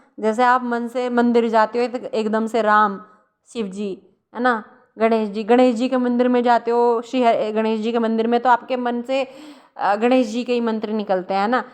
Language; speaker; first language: Hindi; native; Hindi